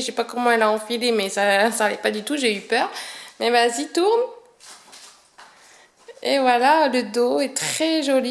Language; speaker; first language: French; native; French